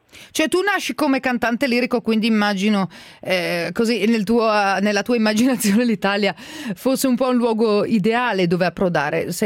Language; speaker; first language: Italian; native; Italian